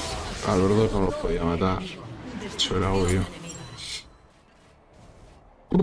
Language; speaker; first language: Spanish; native; Spanish